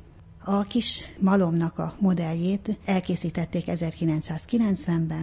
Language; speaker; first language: Hungarian; native; Hungarian